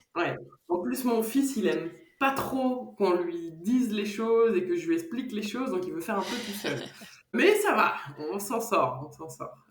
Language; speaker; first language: French; native; French